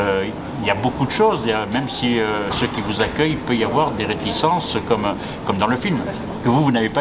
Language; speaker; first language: French; native; French